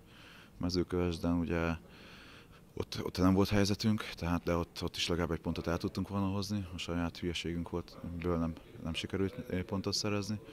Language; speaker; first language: Hungarian; native; Hungarian